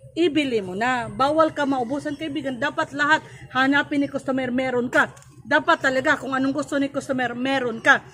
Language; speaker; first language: Filipino; non-native, local second language; Cebuano